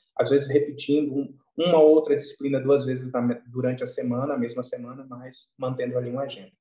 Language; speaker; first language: Portuguese; native; Portuguese